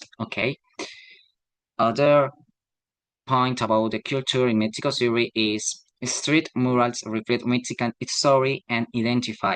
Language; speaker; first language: English; non-native, learner; Spanish